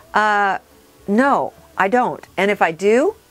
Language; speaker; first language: English; native; English